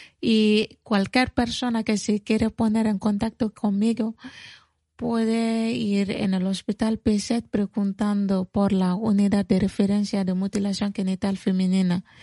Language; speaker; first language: Spanish; non-native, fluent; Bambara